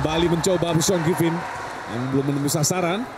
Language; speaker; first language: Indonesian; native; Indonesian